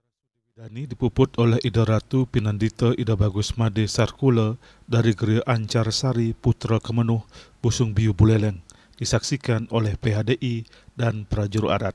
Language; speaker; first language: Indonesian; native; Indonesian